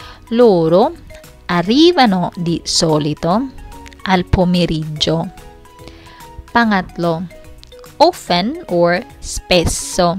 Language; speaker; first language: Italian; non-native, fluent; Filipino